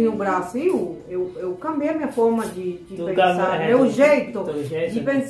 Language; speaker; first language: Portuguese; non-native, fluent; Spanish